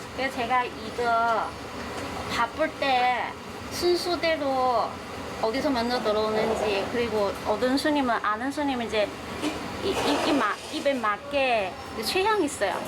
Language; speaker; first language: Korean; non-native, learner; Chinese